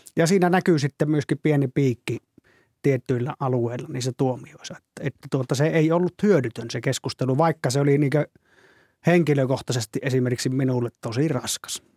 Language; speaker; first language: Finnish; native; Finnish